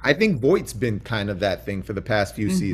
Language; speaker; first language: English; native; English